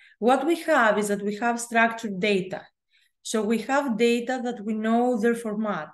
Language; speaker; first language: English; non-native, fluent; Greek